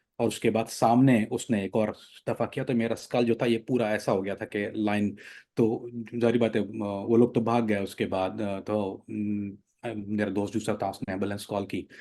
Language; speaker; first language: Urdu; native; Urdu